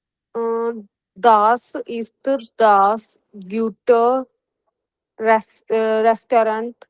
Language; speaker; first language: German; non-native, learner; Hindi